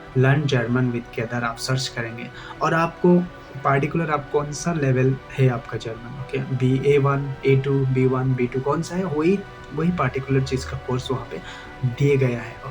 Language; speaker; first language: Hindi; non-native, local second language; Assamese